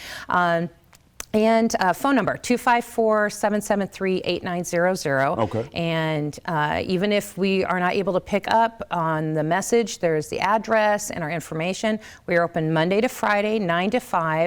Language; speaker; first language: English; native; English